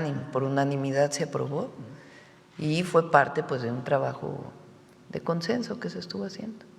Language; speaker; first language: Spanish; native; Spanish